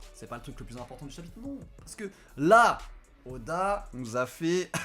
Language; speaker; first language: French; native; French